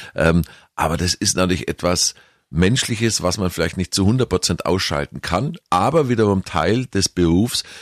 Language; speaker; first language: German; native; German